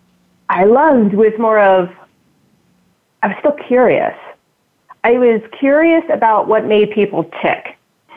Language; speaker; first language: English; native; English